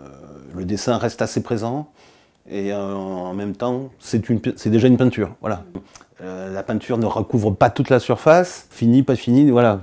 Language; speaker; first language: French; native; French